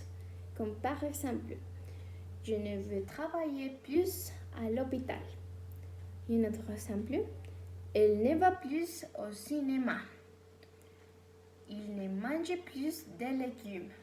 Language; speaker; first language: French; non-native, learner; Spanish